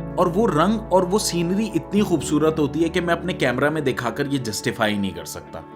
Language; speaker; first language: Urdu; native; Urdu